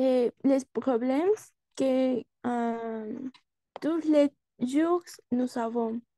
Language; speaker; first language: French; non-native, learner; Spanish